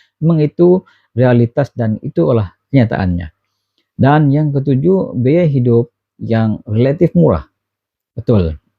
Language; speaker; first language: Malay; native; Malay